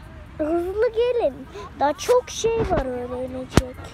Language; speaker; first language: Turkish; early bilingual, heritage; Turkish